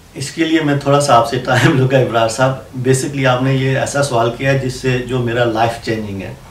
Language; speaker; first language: Urdu; non-native, local second language; Punjabi